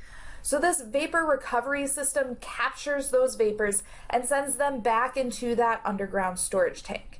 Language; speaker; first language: English; native; English